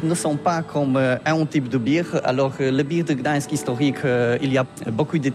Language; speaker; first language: French; non-native, learner; Polish